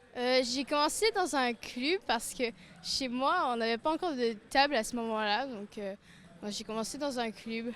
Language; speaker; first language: French; native; French